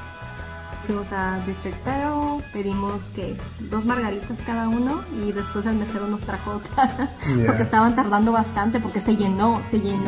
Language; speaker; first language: Spanish; native; Spanish